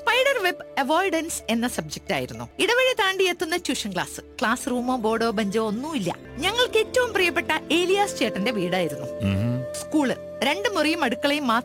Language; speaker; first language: Malayalam; native; Malayalam